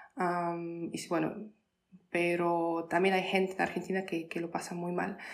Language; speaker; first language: Spanish; non-native, fluent; Polish